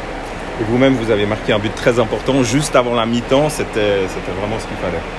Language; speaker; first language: French; native; French